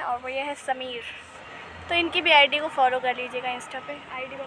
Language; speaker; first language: Hindi; native; Hindi